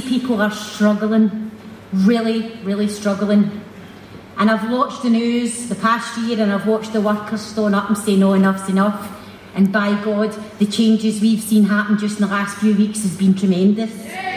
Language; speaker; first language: English; native; English